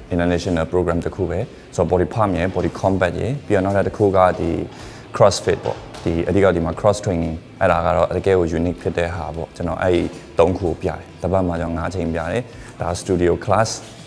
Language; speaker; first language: Burmese; non-native, local second language; Shan